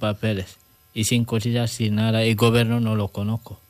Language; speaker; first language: Spanish; non-native, learner; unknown